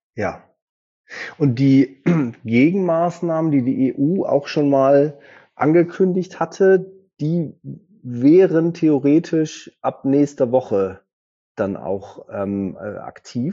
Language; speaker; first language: German; native; German